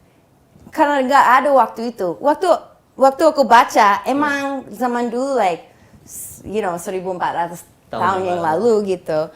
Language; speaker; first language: Indonesian; non-native, fluent; English